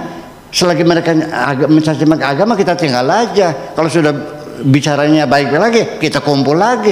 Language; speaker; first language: Indonesian; native; Indonesian